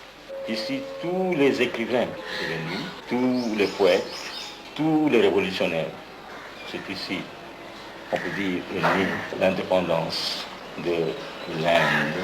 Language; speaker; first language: French; non-native, fluent; Bangla